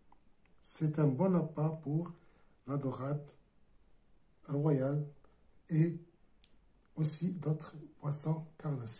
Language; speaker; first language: French; non-native, local second language; Arabic